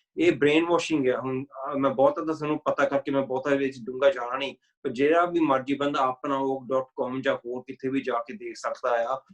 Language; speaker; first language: Punjabi; early bilingual, heritage; Punjabi